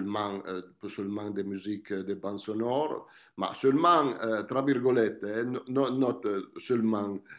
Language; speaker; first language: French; non-native, fluent; Italian